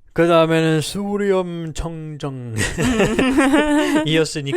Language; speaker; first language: Korean; non-native, learner; French